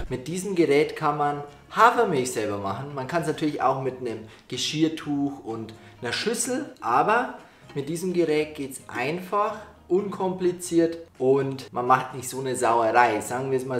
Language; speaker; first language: German; native; German